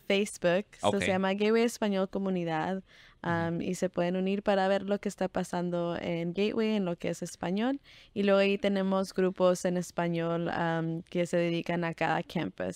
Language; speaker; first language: Spanish; early bilingual, heritage; Spanish